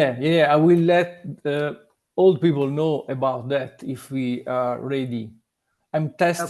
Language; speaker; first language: English; non-native, learner; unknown